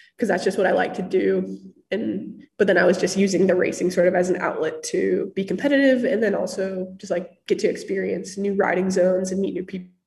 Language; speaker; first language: English; native; English